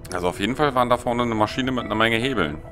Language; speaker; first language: German; native; German